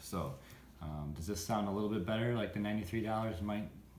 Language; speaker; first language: English; native; English